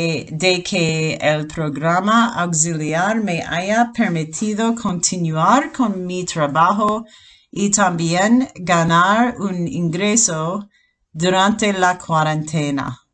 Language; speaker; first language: Spanish; non-native, fluent; English